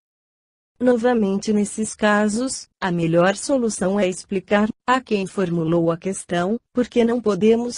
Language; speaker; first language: Portuguese; native; Portuguese